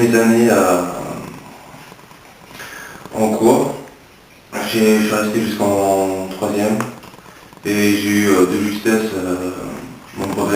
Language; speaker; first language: French; early bilingual, other home language; English